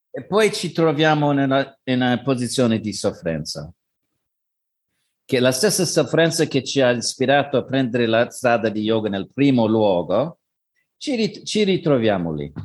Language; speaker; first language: Italian; non-native, learner; English